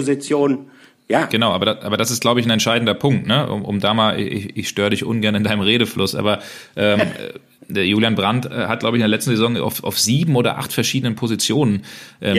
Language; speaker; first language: German; native; German